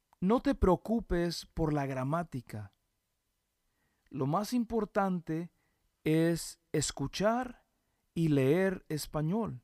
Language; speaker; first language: Spanish; early bilingual, heritage; Spanish